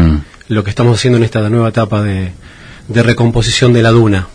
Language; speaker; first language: Spanish; native; Spanish